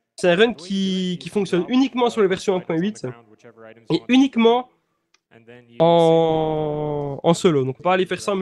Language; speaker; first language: French; native; French